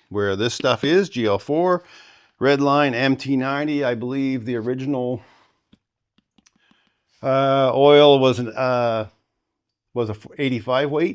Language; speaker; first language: English; native; English